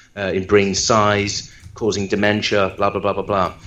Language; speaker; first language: English; native; English